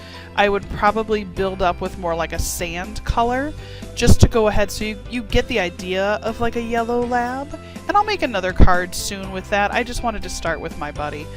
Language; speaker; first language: English; native; English